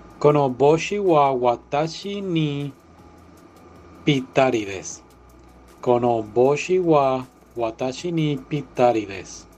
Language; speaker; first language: Japanese; non-native, learner; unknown